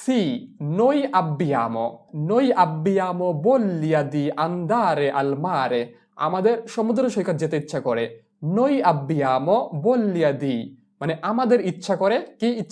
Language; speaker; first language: Italian; non-native, fluent; Bangla